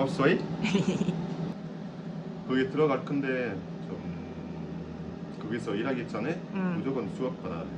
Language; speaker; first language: Korean; non-native, learner; French